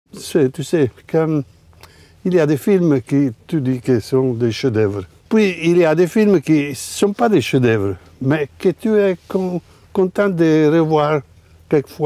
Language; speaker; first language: French; non-native, fluent; Italian